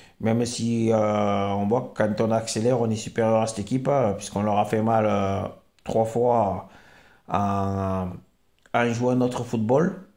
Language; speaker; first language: French; native; French